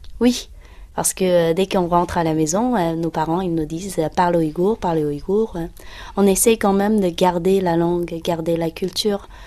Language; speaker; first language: French; non-native, fluent; Uyghur